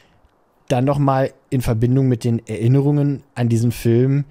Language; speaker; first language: German; native; German